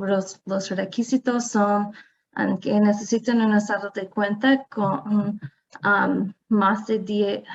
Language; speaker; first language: Spanish; non-native, fluent; English